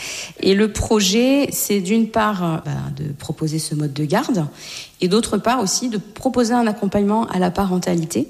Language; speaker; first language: French; native; French